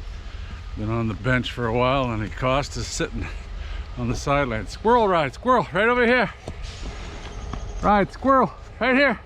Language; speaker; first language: English; native; English